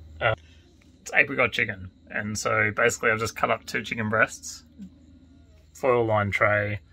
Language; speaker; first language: English; native; English